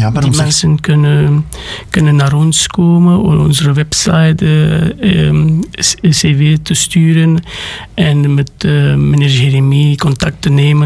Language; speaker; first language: Dutch; non-native, learner; Romanian